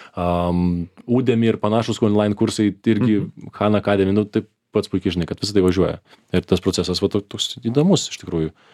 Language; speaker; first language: Lithuanian; native; Lithuanian